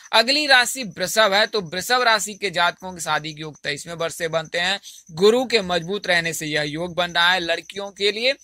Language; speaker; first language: Hindi; native; Hindi